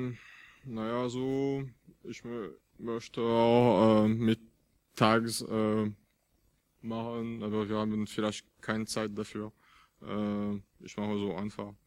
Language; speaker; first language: German; non-native, fluent; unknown